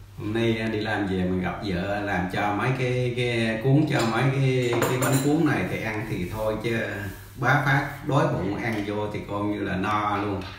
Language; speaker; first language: Vietnamese; native; Vietnamese